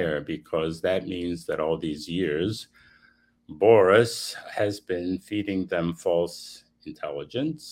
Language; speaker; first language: English; non-native, fluent; Romanian